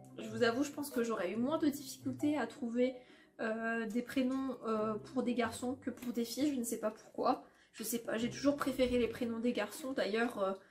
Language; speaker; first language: French; early bilingual, other home language; Polish